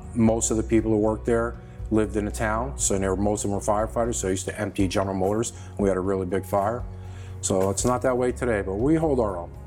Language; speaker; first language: English; native; English